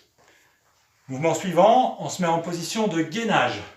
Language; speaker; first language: French; native; French